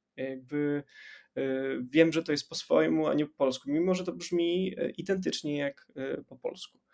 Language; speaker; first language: Polish; non-native, local second language; Ukrainian